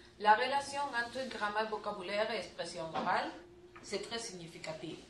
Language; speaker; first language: French; non-native, learner; Spanish